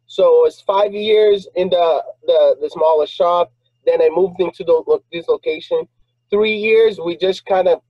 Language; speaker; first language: English; non-native, fluent; Portuguese